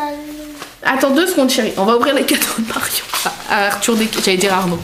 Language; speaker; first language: French; native; French